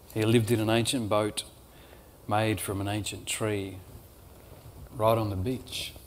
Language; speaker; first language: English; native; English